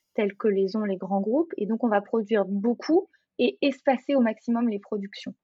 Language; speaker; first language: French; native; French